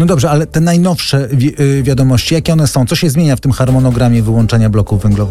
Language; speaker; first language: Polish; native; Polish